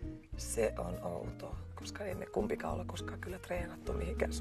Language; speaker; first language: Finnish; native; Finnish